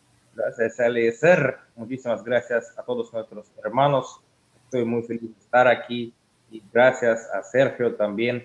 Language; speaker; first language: Spanish; non-native, learner; Russian